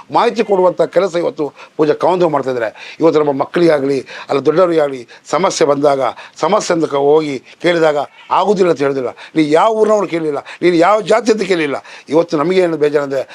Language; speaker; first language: Kannada; non-native, local second language; Baluchi